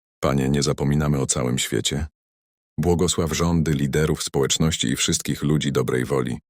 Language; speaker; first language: Polish; native; Polish